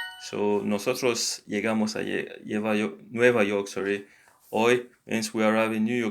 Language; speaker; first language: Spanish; non-native, learner; English